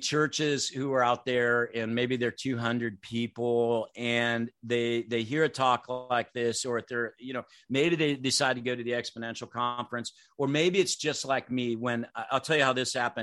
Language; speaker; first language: English; native; English